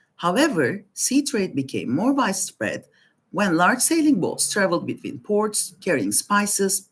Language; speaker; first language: English; non-native, fluent; Turkish